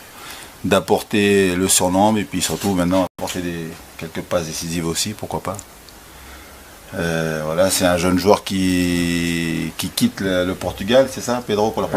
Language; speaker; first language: French; native; French